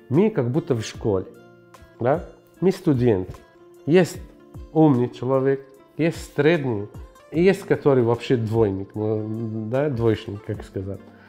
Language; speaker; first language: Russian; non-native, fluent; Arabic